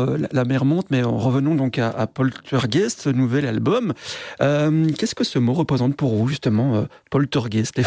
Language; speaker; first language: French; native; French